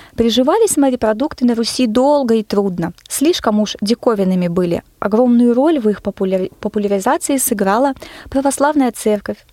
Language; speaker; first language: Russian; native; Russian